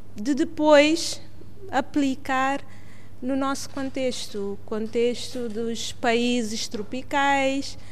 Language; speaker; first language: Portuguese; non-native, local second language; Kabuverdianu